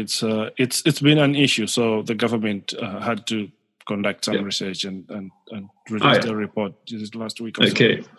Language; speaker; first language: English; non-native, local second language; Nyanja